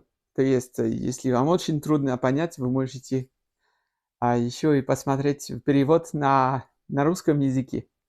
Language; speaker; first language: Russian; non-native, fluent; French